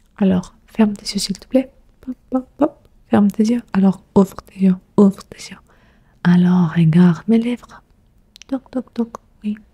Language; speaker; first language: French; non-native, fluent; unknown